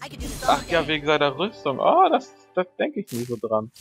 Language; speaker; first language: German; native; German